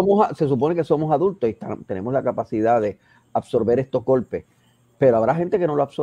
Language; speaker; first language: Spanish; native; Spanish